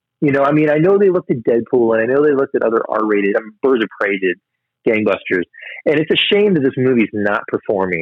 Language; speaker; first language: English; native; English